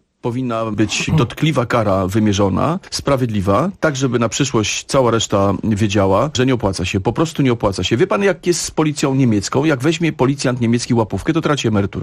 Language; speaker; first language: Polish; native; Polish